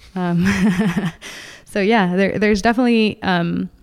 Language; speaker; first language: English; non-native, fluent; Spanish